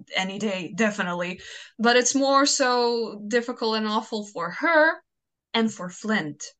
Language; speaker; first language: English; non-native, fluent; Croatian